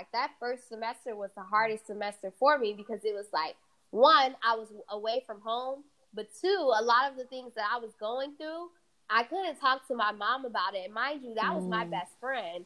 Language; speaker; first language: English; early bilingual, other home language; Fula